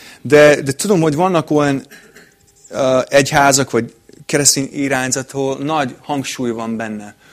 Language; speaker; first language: Hungarian; non-native, fluent; English